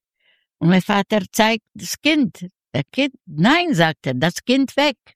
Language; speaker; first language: German; non-native, fluent; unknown